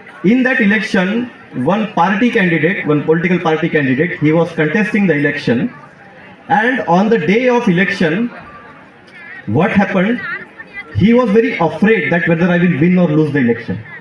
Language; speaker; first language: Tamil; non-native, learner; Marathi